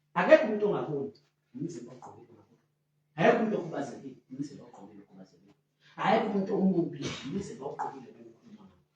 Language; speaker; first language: Zulu; native; Zulu